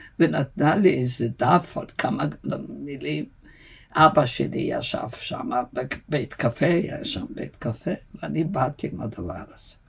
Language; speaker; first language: Hebrew; non-native, fluent; Yiddish